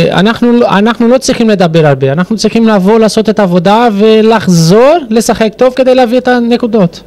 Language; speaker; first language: Hebrew; non-native, fluent; Portuguese